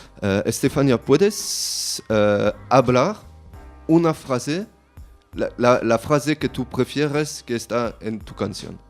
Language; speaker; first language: Spanish; non-native, learner; French